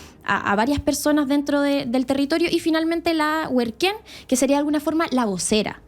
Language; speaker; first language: Spanish; native; Spanish